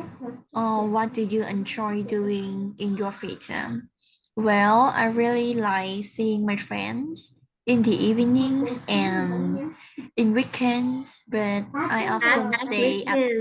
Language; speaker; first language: English; non-native, learner; Vietnamese